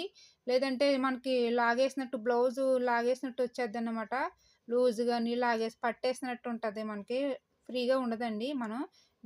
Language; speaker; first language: Telugu; native; Telugu